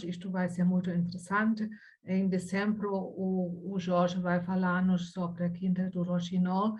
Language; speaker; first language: Portuguese; non-native, fluent; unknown